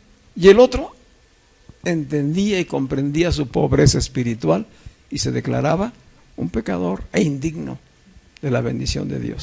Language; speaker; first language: Spanish; native; Spanish